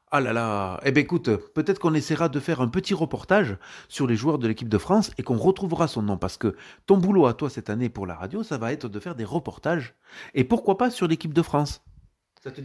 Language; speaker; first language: French; native; French